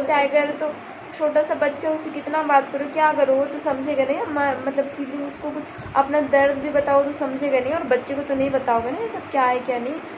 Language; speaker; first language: Hindi; native; Hindi